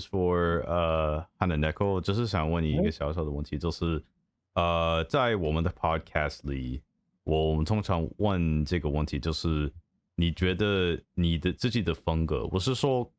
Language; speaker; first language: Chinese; non-native, fluent; English